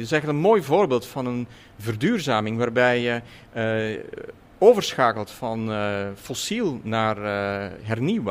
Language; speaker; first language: Dutch; native; Dutch